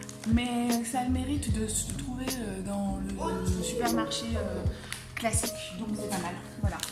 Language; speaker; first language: French; native; French